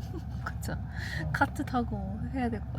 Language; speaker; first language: Korean; non-native, fluent; Swedish